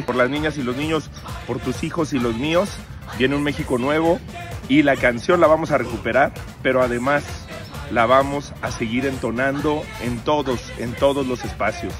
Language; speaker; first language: Spanish; native; Spanish